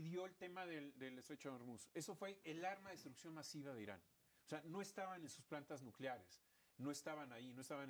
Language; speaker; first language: Spanish; native; Spanish